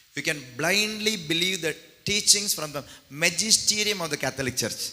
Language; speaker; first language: English; non-native, local second language; Tamil